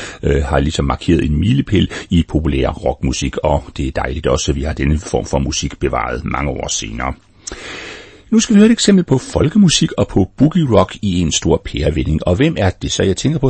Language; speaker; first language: Danish; native; Danish